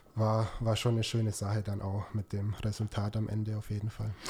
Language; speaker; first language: German; native; German